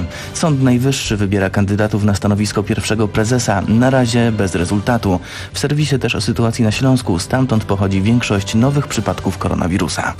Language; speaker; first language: Polish; native; Polish